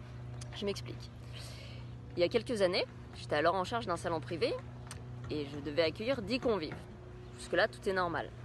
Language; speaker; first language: French; native; French